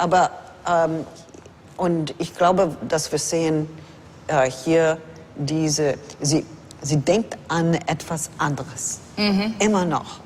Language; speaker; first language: German; non-native, fluent; English